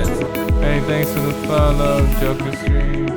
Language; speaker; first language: English; native; English